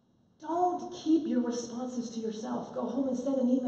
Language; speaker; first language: English; native; English